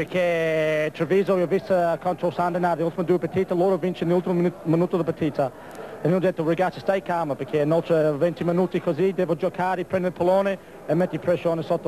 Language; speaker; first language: Italian; non-native, learner; English